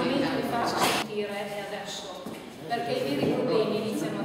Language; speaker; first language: Italian; native; Italian